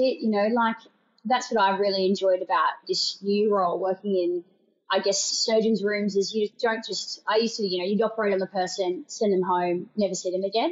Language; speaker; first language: English; native; English